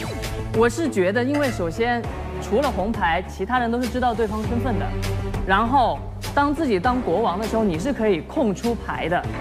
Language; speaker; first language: Chinese; native; Chinese